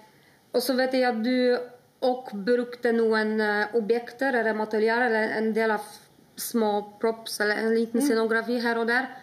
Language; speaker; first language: Norwegian; non-native, fluent; Polish